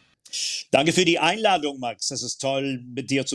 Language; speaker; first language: German; non-native, fluent; English